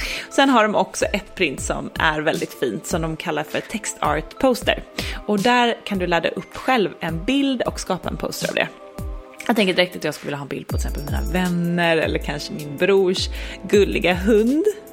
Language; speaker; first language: Swedish; native; Swedish